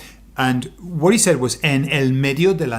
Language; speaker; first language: Spanish; non-native, fluent; English